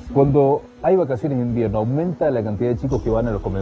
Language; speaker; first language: Spanish; native; Spanish